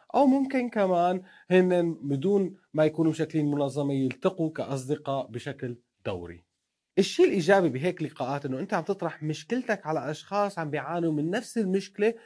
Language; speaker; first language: Arabic; native; Arabic